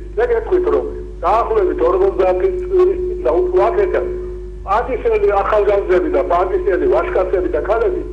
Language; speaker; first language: Georgian; native; Georgian